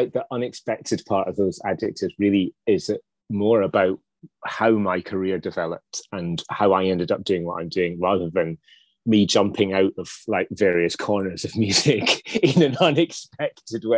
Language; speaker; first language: English; native; English